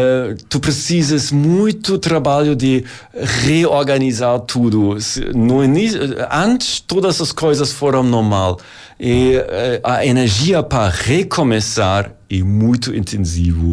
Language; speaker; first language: Portuguese; non-native, learner; German